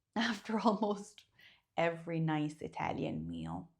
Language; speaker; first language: English; non-native, fluent; Italian